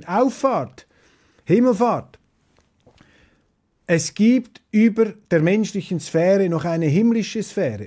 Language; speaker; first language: German; non-native, local second language; Swiss German